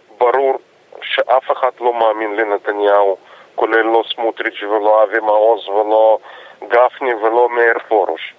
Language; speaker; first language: Hebrew; non-native, fluent; Russian